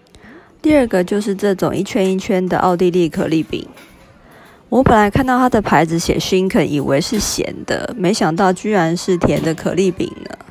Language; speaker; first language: Chinese; native; Chinese